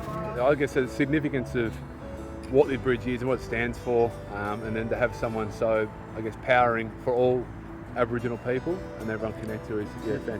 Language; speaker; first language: English; native; English